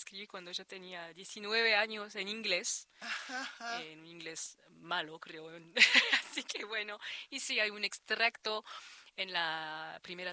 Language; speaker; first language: Spanish; non-native, fluent; French